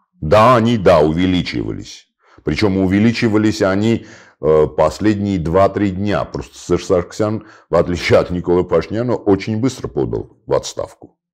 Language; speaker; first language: Russian; non-native, local second language; Armenian